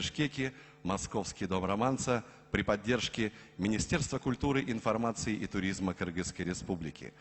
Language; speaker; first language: Russian; native; Russian